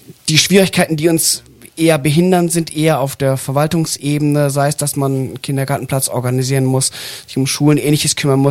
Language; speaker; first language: German; native; German